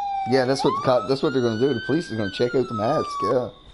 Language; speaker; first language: English; native; English